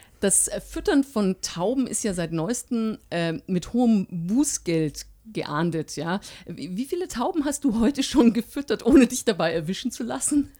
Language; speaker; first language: German; native; German